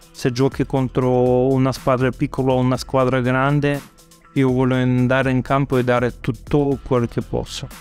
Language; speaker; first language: Italian; non-native, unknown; Russian